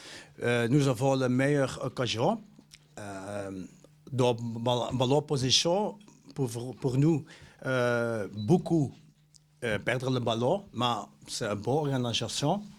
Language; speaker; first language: French; non-native, local second language; Dutch